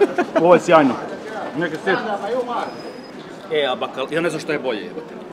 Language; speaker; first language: Croatian; native; Croatian